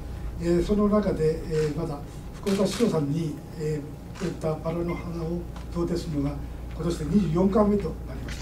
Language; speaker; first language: Japanese; native; Japanese